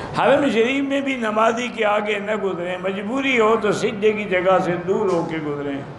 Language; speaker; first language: Urdu; native; Urdu